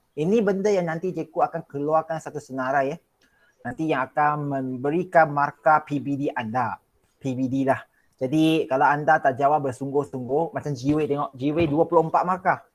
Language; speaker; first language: Malay; non-native, local second language; Chinese